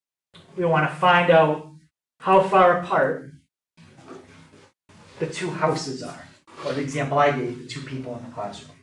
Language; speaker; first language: English; native; English